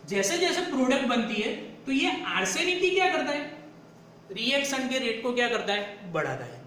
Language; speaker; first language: Hindi; non-native, local second language; Gujarati